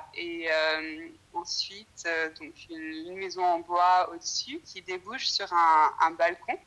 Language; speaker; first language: French; native; French